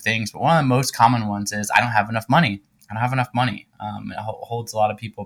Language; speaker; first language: English; native; English